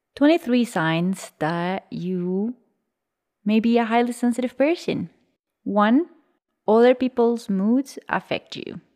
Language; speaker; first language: English; early bilingual, other home language; Spanish